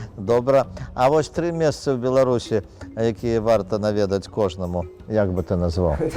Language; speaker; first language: Belarusian; native; Belarusian